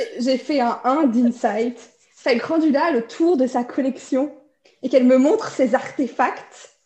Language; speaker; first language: French; native; French